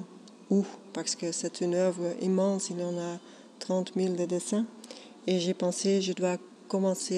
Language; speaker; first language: French; non-native, local second language; Dutch